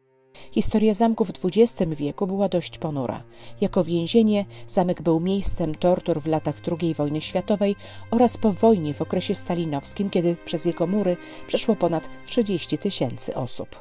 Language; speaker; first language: Polish; native; Polish